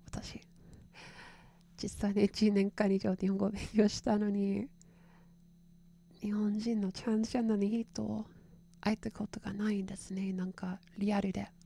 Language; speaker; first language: Japanese; non-native, learner; English